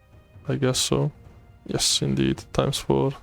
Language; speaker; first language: English; non-native, fluent; Italian